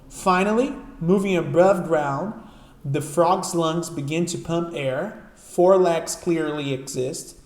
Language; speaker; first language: English; non-native, fluent; Portuguese